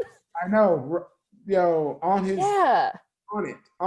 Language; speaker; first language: English; native; English